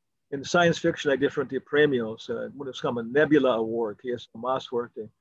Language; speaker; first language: Spanish; non-native, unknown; English